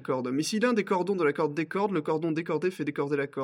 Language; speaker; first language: English; non-native, fluent; French